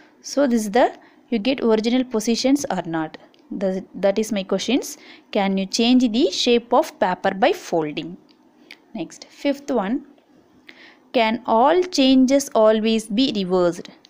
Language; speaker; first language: English; non-native, local second language; Tamil